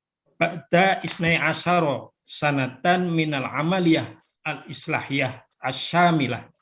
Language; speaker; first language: Arabic; non-native, fluent; Indonesian